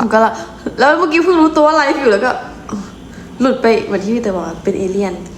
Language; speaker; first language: Thai; native; Thai